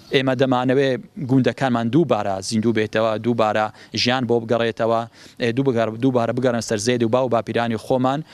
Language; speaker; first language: Central Kurdish; non-native, local second language; Assyrian Neo-Aramaic